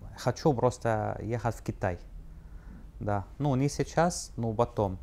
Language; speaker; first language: Russian; non-native, learner; Arabic